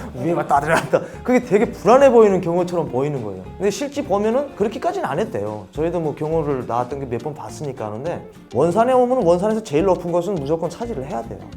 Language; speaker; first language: Korean; native; Korean